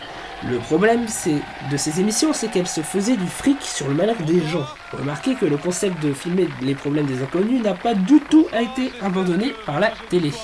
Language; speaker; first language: French; native; French